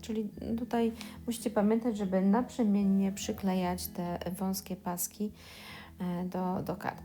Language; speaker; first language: Polish; native; Polish